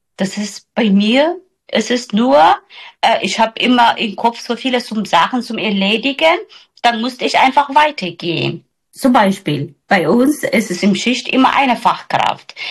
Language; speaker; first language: German; non-native, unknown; Somali